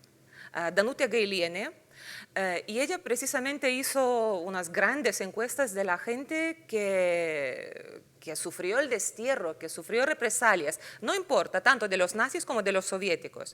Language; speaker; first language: Spanish; non-native, fluent; Lithuanian